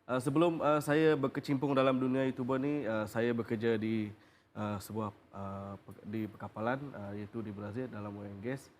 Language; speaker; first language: Malay; non-native, local second language; Iban